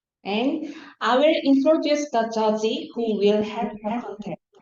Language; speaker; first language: English; non-native, learner; Korean